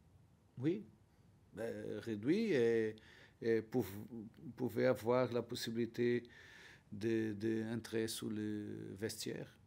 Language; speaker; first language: French; non-native, learner; Portuguese